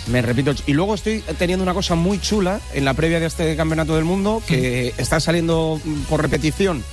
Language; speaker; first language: Spanish; native; Spanish